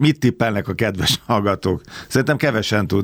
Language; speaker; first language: Hungarian; native; Hungarian